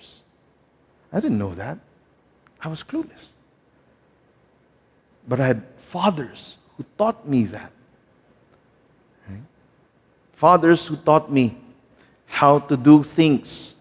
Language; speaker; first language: English; non-native, local second language; Filipino